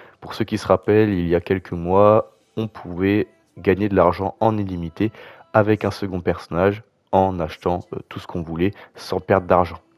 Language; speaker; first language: French; native; French